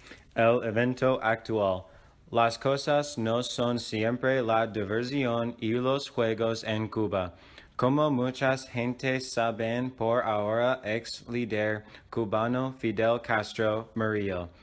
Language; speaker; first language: Spanish; non-native, learner; English